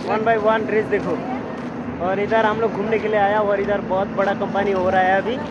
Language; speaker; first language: Hindi; non-native, local second language; Bangla